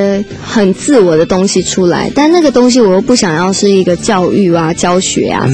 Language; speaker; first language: Chinese; native; Chinese